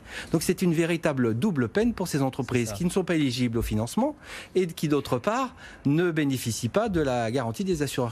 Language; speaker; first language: French; native; French